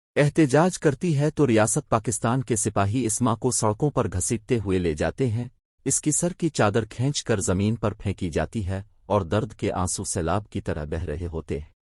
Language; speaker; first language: Urdu; non-native, local second language; Baluchi